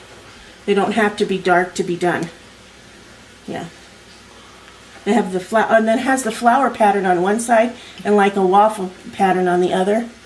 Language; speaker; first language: English; native; English